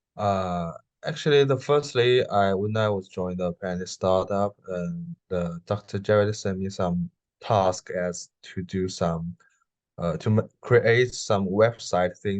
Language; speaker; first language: English; non-native, learner; Chinese